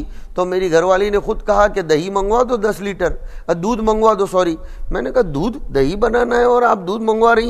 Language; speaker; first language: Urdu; non-native, local second language; Gujarati